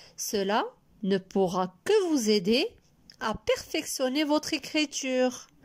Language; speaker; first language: French; non-native, local second language; Arabic